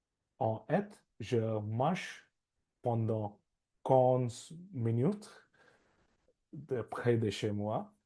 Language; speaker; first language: French; non-native, learner; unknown